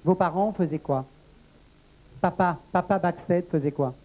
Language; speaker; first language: French; native; French